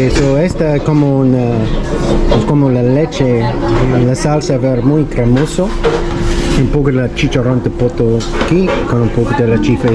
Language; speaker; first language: Spanish; non-native, learner; English